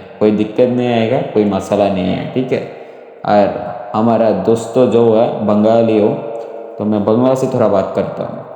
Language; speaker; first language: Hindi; non-native, learner; Bangla